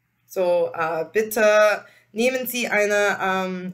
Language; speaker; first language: German; non-native, learner; English